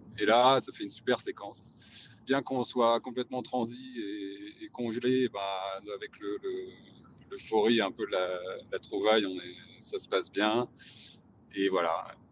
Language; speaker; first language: French; native; French